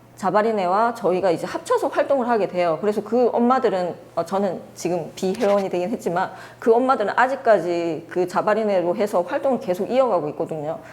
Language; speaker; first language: Korean; native; Korean